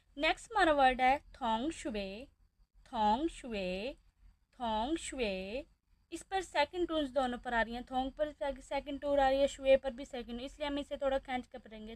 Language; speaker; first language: Urdu; native; Urdu